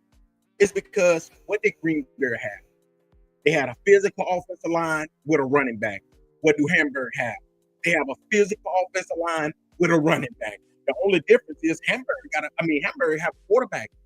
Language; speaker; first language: English; native; English